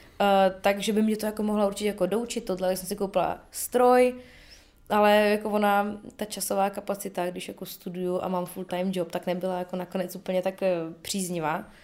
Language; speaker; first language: Czech; early bilingual, other home language; Bulgarian